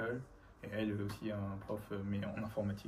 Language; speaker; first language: French; early bilingual, other home language; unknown